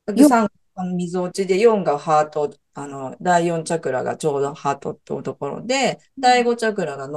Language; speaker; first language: Japanese; native; Japanese